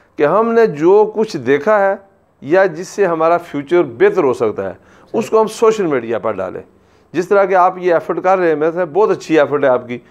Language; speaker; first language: Urdu; non-native, local second language; Punjabi